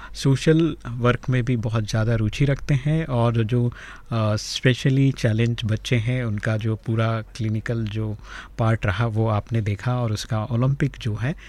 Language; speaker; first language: Hindi; native; Hindi